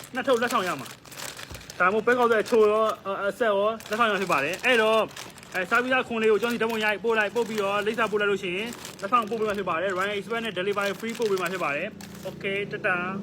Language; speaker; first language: Burmese; non-native, local second language; Shan